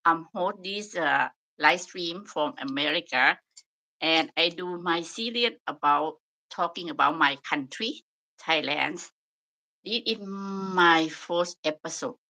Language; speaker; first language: English; non-native, learner; Thai